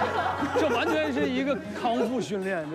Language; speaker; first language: Chinese; native; Chinese